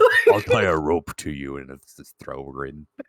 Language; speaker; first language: English; native; English